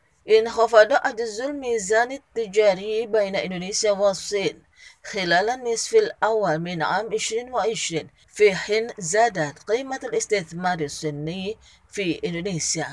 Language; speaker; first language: Arabic; non-native, fluent; Indonesian